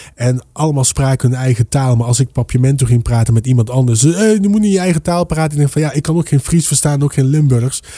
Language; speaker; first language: Dutch; early bilingual, other home language; Papiamento